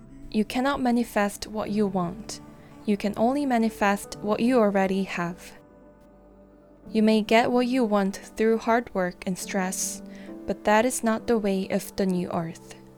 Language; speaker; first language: English; non-native, fluent; Korean